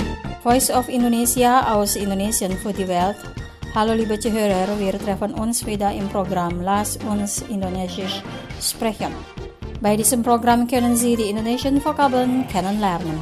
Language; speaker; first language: German; non-native, fluent; Indonesian